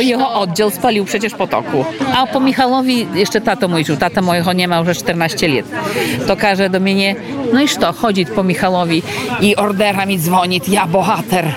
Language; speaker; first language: Polish; non-native, local second language; Ukrainian